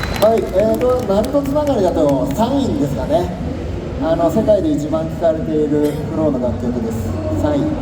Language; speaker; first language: Japanese; native; Japanese